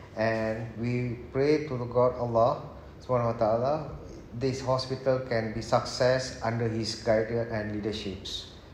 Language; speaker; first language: English; non-native, local second language; Malay